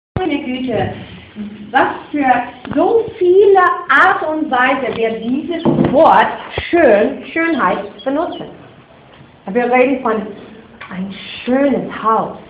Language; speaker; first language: German; non-native, fluent; English